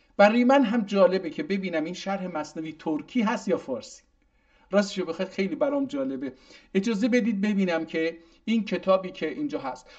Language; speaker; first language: Persian; non-native, local second language; Azerbaijani